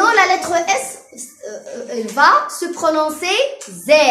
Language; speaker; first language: French; non-native, local second language; Arabic